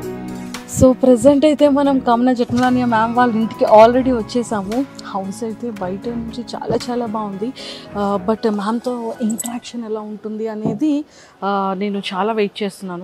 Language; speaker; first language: Telugu; native; Telugu